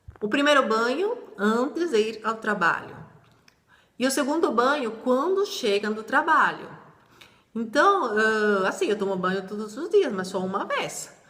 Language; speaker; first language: Portuguese; non-native, fluent; Spanish